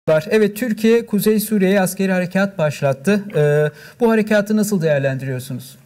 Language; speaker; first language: Turkish; native; Turkish